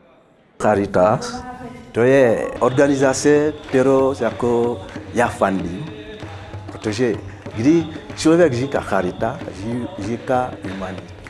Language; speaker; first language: Czech; non-native, learner; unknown